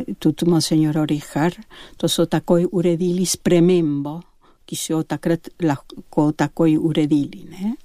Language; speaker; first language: Slovenian; early bilingual, heritage; Slovenian